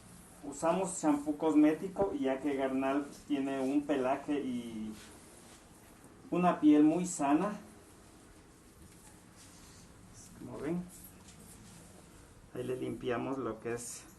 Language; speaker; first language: Spanish; native; Spanish